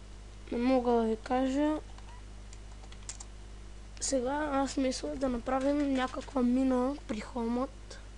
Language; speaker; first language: Bulgarian; native; Bulgarian